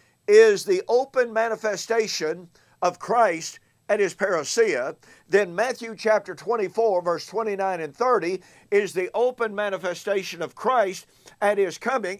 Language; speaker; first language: English; native; English